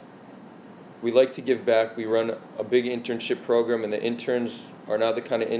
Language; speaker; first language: English; native; English